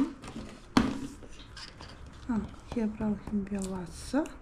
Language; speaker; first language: German; early bilingual, heritage; Bosnian